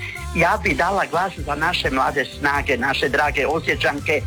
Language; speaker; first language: Serbian; native; Serbian